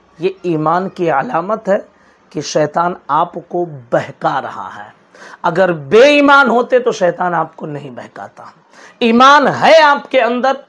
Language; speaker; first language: Urdu; native; Urdu